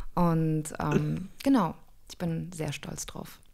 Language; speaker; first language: German; native; German